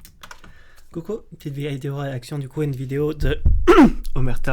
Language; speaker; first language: French; native; French